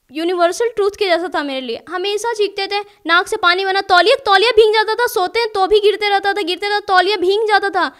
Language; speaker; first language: Hindi; native; Hindi